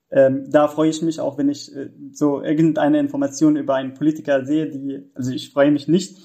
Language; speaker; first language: German; non-native, fluent; Arabic